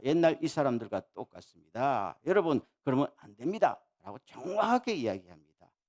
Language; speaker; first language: Korean; native; Korean